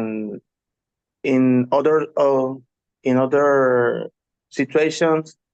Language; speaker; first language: English; non-native, learner; Spanish